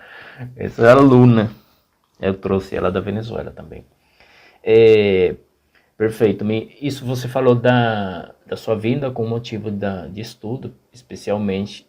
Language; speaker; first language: Portuguese; non-native, fluent; Spanish